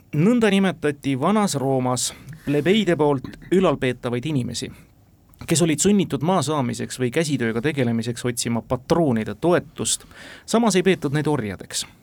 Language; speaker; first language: Estonian; native; Estonian